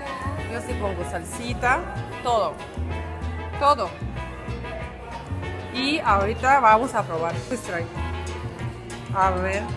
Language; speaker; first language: Spanish; non-native, fluent; Russian